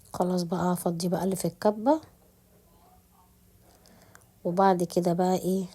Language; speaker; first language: Arabic; native; Arabic